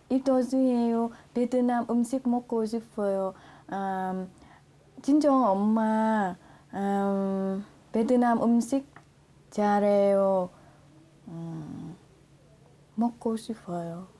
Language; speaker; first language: Korean; non-native, learner; Vietnamese